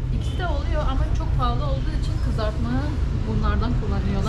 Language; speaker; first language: Turkish; non-native, fluent; Persian